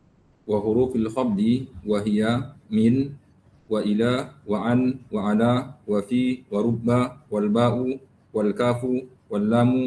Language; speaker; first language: Arabic; non-native, learner; Indonesian